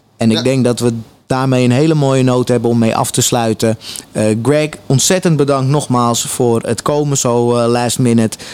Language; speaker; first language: Dutch; native; Dutch